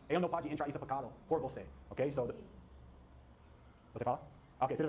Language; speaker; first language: Portuguese; non-native, learner; English